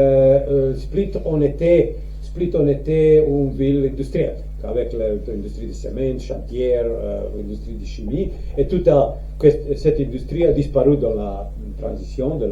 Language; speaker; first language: French; non-native, learner; Croatian